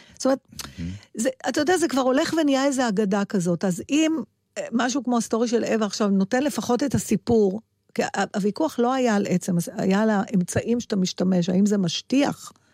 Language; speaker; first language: Hebrew; native; Hebrew